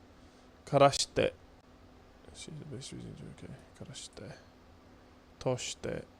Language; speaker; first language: Japanese; non-native, learner; English